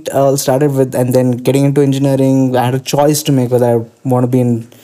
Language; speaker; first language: English; non-native, local second language; Kannada